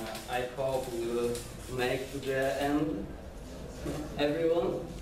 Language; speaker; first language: English; non-native, learner; Polish